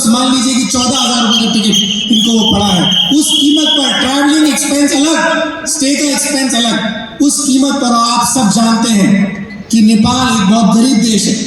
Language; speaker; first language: Hindi; native; Hindi